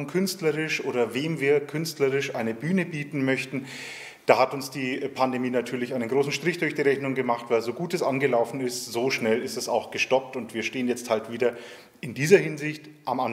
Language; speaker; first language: German; native; German